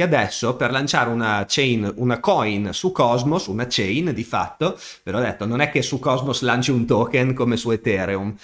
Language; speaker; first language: Italian; native; Italian